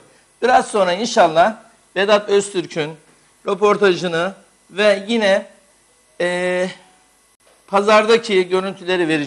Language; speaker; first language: Turkish; native; Turkish